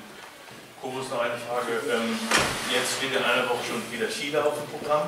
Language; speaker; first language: German; native; German